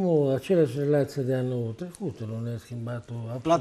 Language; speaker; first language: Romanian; non-native, learner; Italian